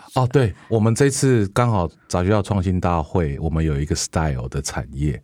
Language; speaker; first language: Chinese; native; Chinese